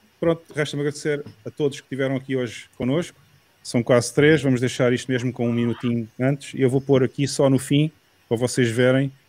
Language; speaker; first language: Portuguese; native; Portuguese